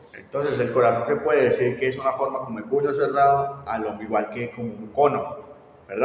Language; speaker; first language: Spanish; native; Spanish